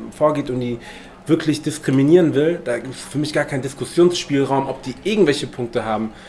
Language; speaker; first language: German; non-native, fluent; Indonesian